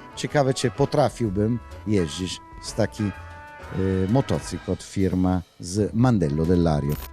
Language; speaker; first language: Polish; non-native, learner; Italian